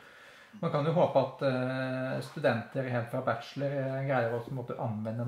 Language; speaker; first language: Norwegian; native; Norwegian